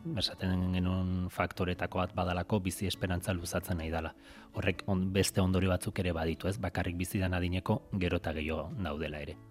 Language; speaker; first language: Basque; native; Basque